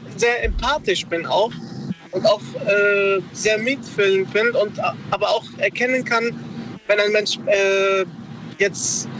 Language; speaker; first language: German; early bilingual, other home language; Spanish